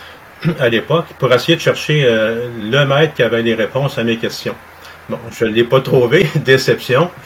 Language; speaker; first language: French; native; French